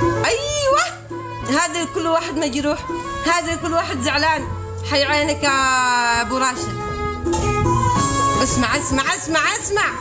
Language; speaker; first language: Arabic; native; Arabic